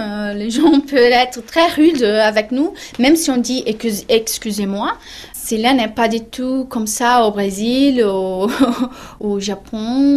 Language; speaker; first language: French; non-native, fluent; Portuguese